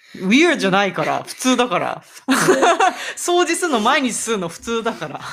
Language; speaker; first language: Japanese; native; Japanese